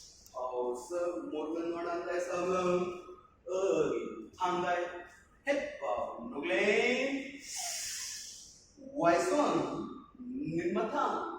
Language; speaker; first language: Vietnamese; non-native, learner; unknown